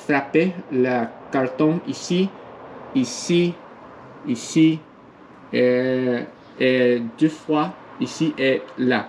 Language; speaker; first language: French; non-native, learner; English